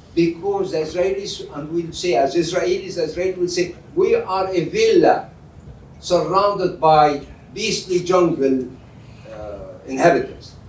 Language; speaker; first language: English; non-native, fluent; Arabic